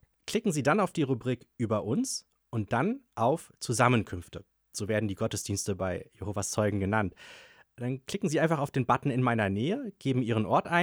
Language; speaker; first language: German; native; German